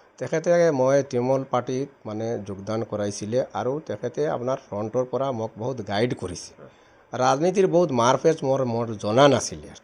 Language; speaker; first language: Assamese; non-native, local second language; Sylheti